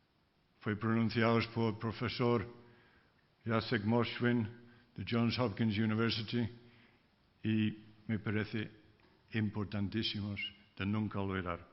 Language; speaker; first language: Spanish; non-native, fluent; English